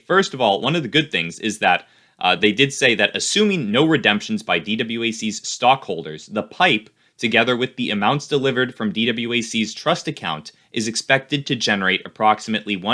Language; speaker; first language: English; native; English